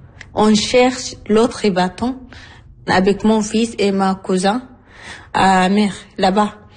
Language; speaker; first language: French; non-native, learner; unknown